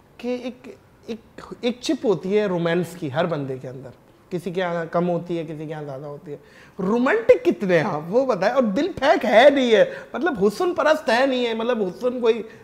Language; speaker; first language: Urdu; native; Urdu